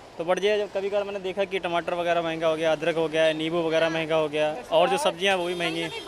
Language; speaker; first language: Hindi; native; Hindi